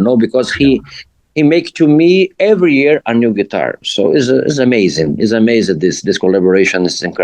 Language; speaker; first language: English; non-native, learner; Portuguese